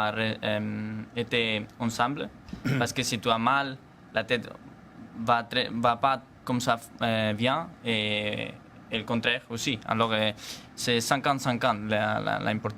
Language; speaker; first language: French; non-native, learner; Spanish